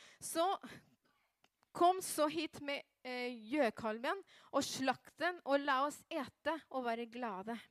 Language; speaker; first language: Norwegian; non-native, fluent; Spanish